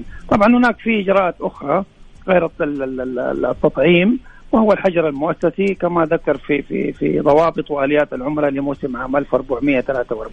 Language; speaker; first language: Arabic; native; Arabic